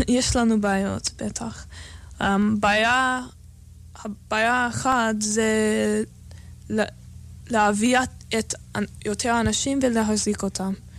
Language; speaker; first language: Hebrew; non-native, fluent; English